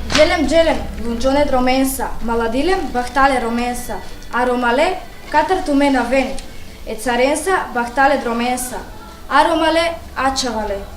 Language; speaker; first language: Macedonian; non-native, local second language; Romany